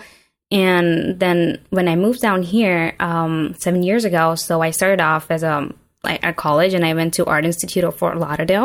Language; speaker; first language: English; non-native, local second language; Urdu